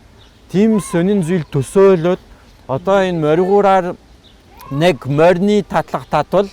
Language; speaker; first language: Mongolian; non-native, fluent; French